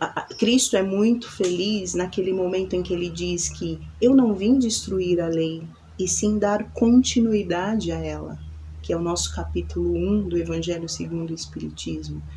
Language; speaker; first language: Portuguese; native; Portuguese